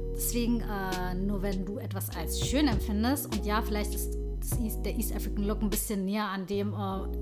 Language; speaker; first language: German; early bilingual, other home language; Somali